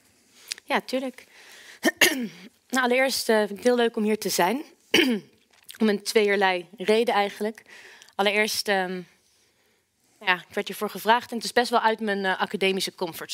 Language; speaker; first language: Dutch; native; Dutch